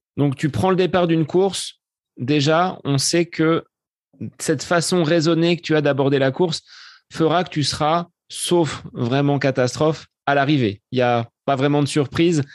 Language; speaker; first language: French; native; French